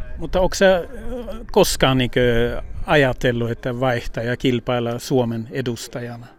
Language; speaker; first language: Finnish; early bilingual, heritage; Finnish